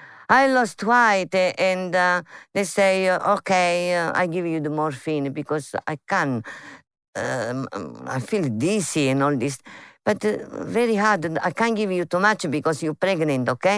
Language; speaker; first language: English; non-native, learner; Italian